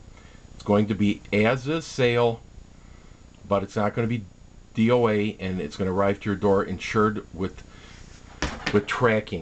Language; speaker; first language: English; native; English